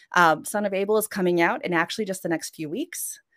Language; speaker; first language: English; non-native, fluent; Norwegian